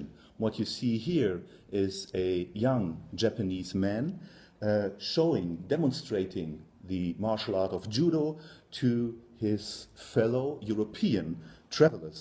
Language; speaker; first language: English; non-native, fluent; German